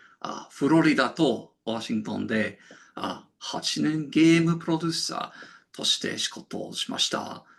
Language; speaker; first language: Japanese; non-native, learner; English